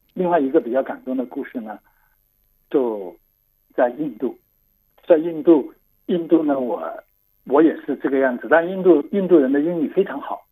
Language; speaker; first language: Chinese; non-native, local second language; Cantonese